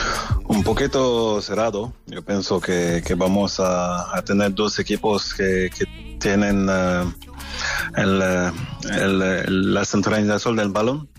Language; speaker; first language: Spanish; non-native, learner; French